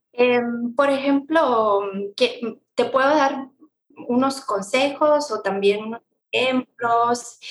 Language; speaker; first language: Spanish; non-native, fluent; Italian